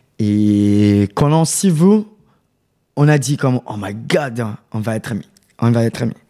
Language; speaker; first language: French; non-native, learner; Portuguese